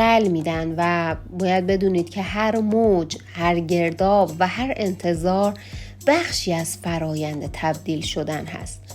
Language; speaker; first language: Persian; native; Persian